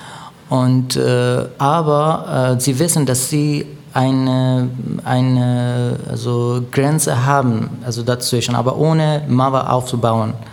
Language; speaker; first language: German; non-native, learner; Persian